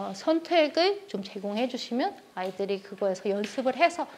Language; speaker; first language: Korean; early bilingual, heritage; Korean